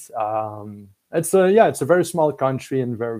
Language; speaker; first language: English; non-native, fluent; French